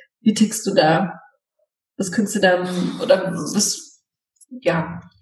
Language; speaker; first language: German; native; German